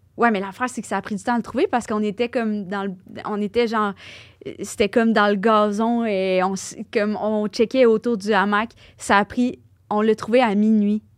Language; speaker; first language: French; native; French